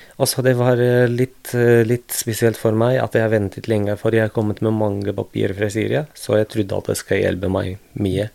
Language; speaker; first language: Norwegian; non-native, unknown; Arabic